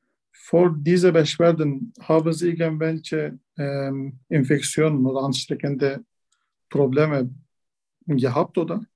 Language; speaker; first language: German; non-native, learner; Turkish